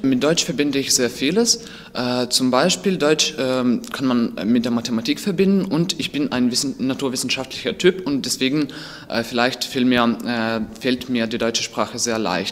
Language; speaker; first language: German; non-native, fluent; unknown